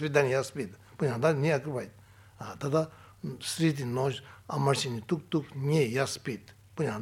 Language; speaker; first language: Russian; non-native, learner; Tibetan